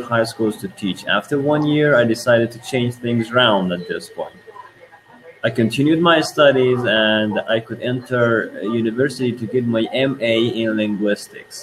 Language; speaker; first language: English; non-native, fluent; Persian